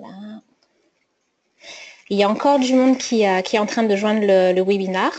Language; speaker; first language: French; native; French